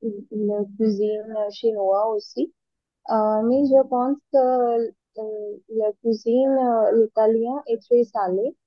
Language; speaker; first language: French; non-native, learner; Hindi